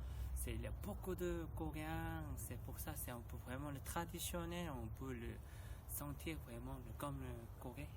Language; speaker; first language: French; non-native, learner; Korean